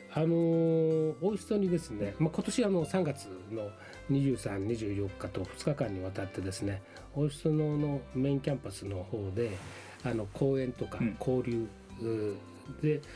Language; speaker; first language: Japanese; native; Japanese